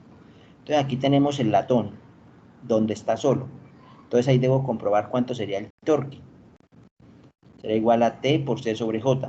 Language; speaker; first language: Spanish; native; Spanish